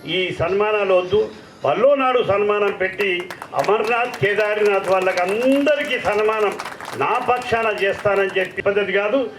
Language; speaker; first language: Telugu; native; Telugu